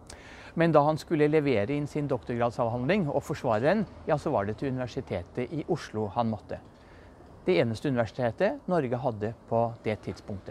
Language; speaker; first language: Norwegian; native; Norwegian